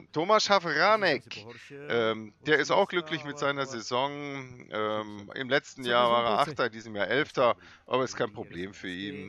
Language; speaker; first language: German; native; German